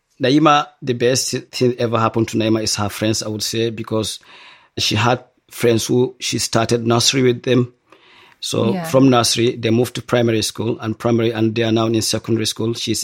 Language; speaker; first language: English; non-native, local second language; Hausa